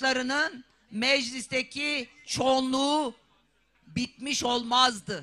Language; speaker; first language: Turkish; native; Turkish